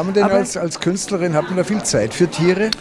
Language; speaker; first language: German; native; German